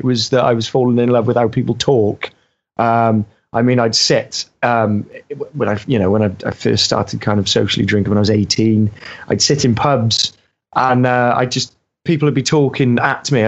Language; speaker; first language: English; native; English